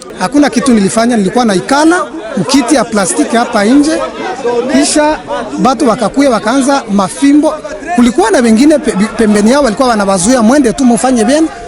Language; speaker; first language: Swahili; non-native, local second language; Kinyarwanda